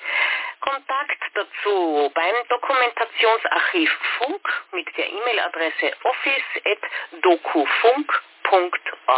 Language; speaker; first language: German; native; German